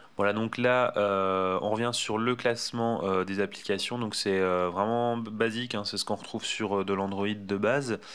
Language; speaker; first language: French; native; French